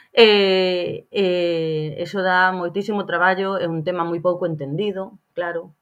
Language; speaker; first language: Galician; native; Galician